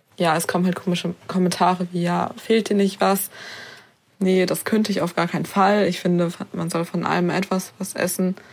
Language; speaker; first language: German; native; German